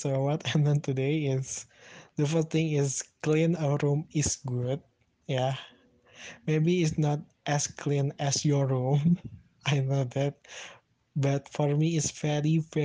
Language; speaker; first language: English; non-native, learner; Indonesian